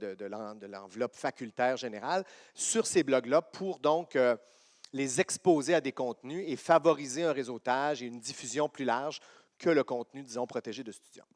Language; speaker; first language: French; native; French